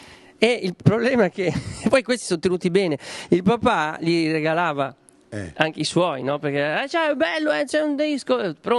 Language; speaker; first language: Italian; native; Italian